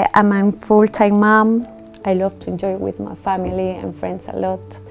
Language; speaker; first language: English; non-native, learner; Spanish